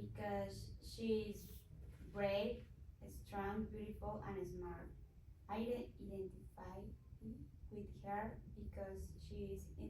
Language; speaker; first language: English; non-native, learner; Spanish